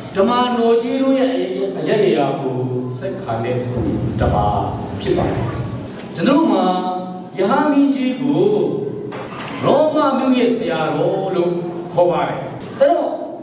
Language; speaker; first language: Burmese; non-native, local second language; Hakha Chin